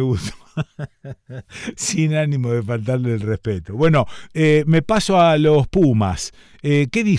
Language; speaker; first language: Spanish; native; Spanish